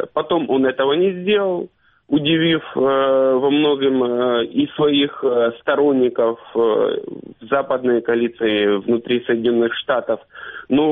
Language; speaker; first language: Russian; native; Russian